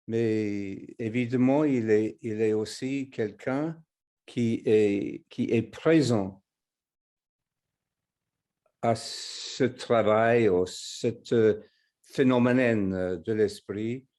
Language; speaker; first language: French; non-native, fluent; English